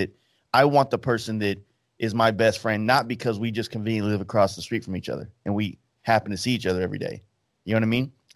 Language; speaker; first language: English; native; English